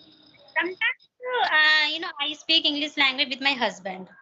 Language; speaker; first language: English; non-native, learner; Hindi